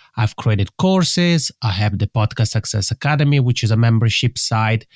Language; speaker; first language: English; non-native, fluent; Italian